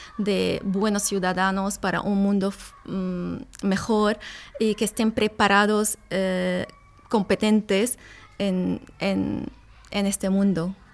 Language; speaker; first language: Spanish; non-native, fluent; Arabic